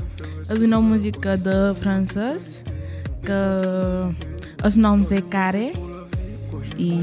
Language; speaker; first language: Catalan; non-native, learner; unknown